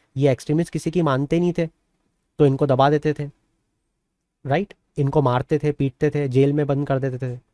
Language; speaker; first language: Hindi; native; Hindi